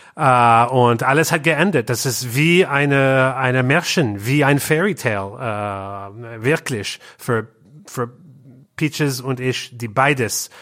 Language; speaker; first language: German; non-native, learner; English